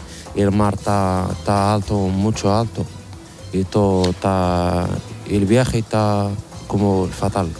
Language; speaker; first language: Spanish; non-native, learner; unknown